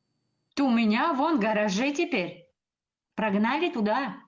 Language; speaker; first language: Russian; non-native, learner; Uzbek